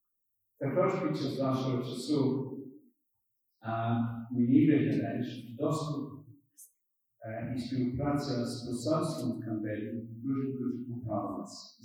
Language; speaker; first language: Ukrainian; early bilingual, heritage; Ukrainian